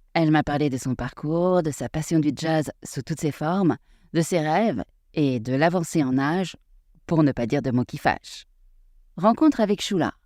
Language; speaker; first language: French; native; French